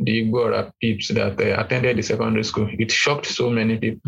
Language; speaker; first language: English; non-native, local second language; Yoruba